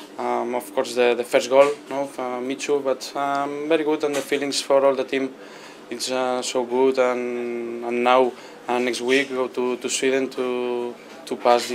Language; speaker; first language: English; non-native, learner; Spanish